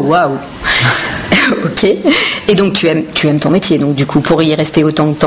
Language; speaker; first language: French; native; French